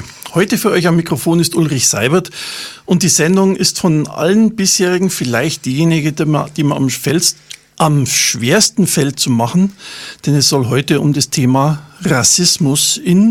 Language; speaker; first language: German; native; German